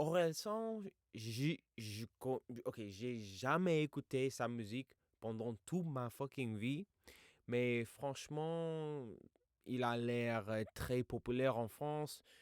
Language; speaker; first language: French; non-native, fluent; English